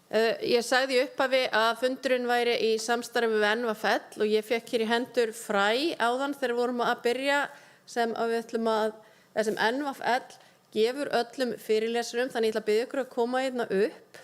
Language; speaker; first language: Icelandic; native; Icelandic